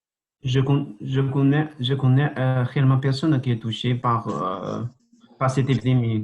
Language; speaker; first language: French; non-native, fluent; Chinese